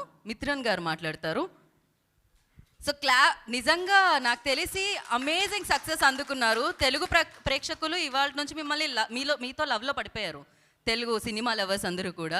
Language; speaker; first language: Telugu; native; Telugu